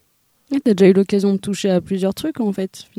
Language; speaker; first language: French; native; French